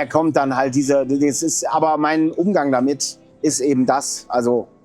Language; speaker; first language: German; native; German